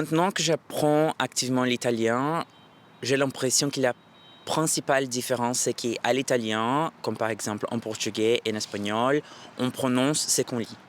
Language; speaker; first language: French; non-native, fluent; Portuguese